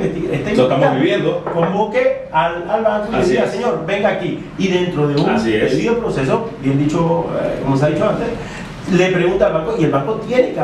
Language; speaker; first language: Spanish; native; Spanish